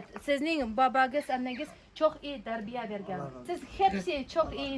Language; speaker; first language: Turkish; non-native, learner; Russian